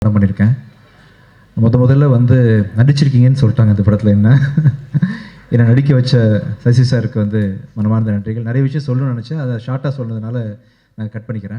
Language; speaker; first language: Tamil; native; Tamil